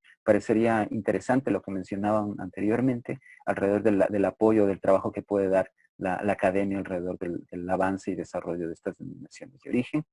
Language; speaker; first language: Spanish; native; Spanish